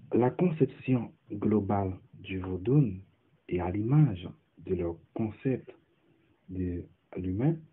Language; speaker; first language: French; non-native, local second language; Haitian Creole